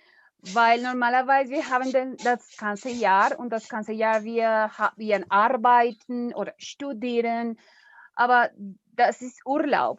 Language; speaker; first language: German; non-native, learner; Spanish